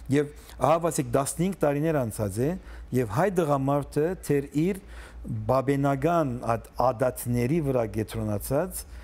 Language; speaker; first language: Armenian; early bilingual, heritage; Armenian